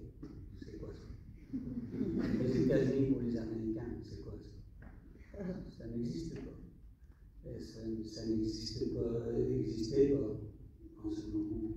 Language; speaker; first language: French; non-native, fluent; English